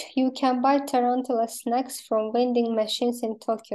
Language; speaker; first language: English; non-native, fluent; Azerbaijani